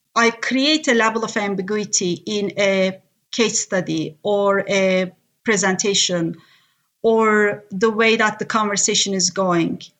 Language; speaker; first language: English; non-native, fluent; Turkish